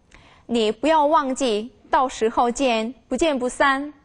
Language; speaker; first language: Chinese; non-native, fluent; Korean